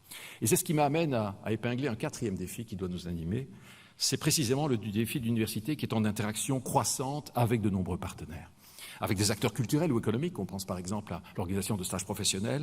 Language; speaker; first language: French; native; French